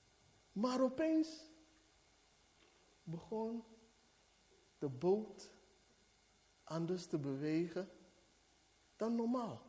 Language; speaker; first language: Dutch; non-native, fluent; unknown